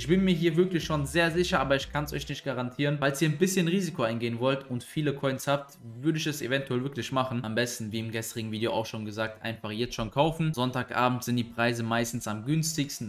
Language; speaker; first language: German; native; German